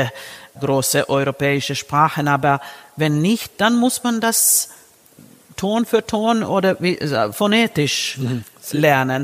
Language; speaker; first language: German; non-native, fluent; Finnish